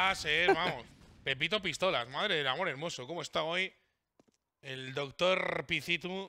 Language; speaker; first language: Spanish; native; Spanish